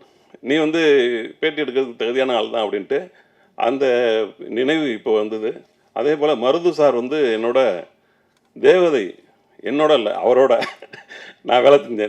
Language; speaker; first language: Tamil; native; Tamil